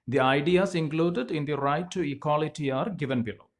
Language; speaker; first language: English; non-native, local second language; Malayalam